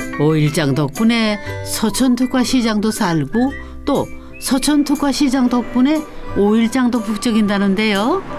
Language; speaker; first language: Korean; native; Korean